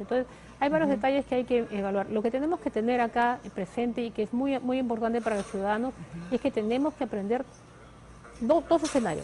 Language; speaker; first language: Spanish; native; Spanish